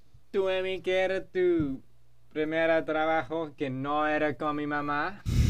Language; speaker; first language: Spanish; non-native, learner; English